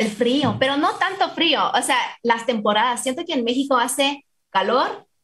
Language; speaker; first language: Spanish; non-native, fluent; English